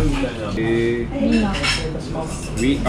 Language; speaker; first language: Japanese; non-native, learner; German